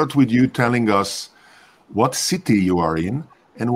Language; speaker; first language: English; non-native, fluent; Hungarian